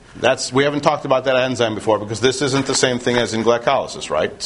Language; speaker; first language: English; native; English